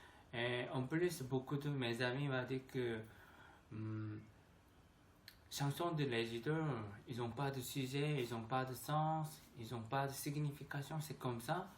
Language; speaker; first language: French; non-native, learner; Korean